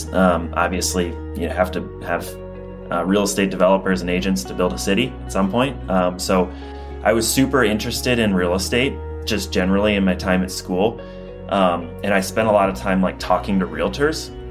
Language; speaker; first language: English; native; English